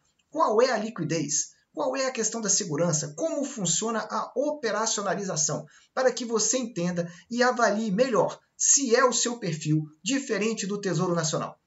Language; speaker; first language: Portuguese; native; Portuguese